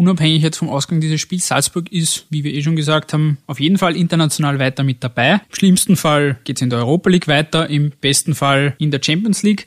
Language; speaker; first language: German; native; German